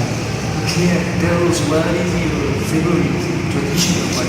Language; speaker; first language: English; non-native, learner; Spanish